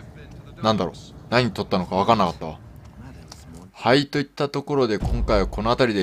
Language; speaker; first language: Japanese; native; Japanese